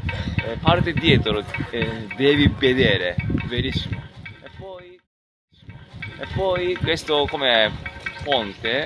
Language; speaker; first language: Italian; non-native, learner; Japanese